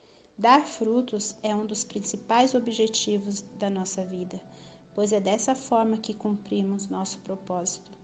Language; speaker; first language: Portuguese; native; Portuguese